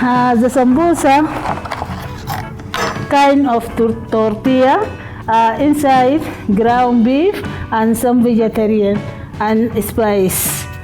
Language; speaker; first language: English; non-native, learner; Arabic